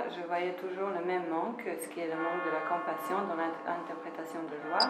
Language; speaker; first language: French; non-native, fluent; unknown